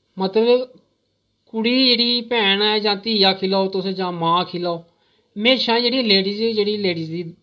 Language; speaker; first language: Punjabi; non-native, local second language; Dogri